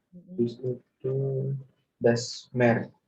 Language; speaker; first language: German; non-native, learner; Indonesian